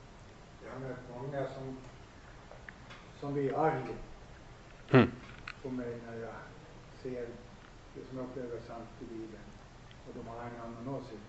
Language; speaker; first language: Swedish; non-native, fluent; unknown